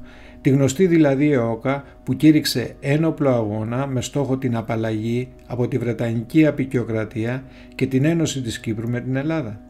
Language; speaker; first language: Greek; native; Greek